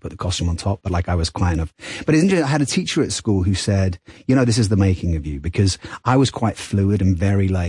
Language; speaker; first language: English; native; English